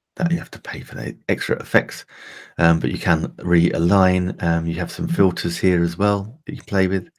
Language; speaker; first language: English; native; English